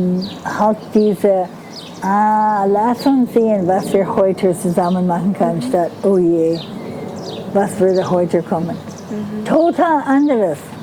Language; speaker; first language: German; non-native, learner; English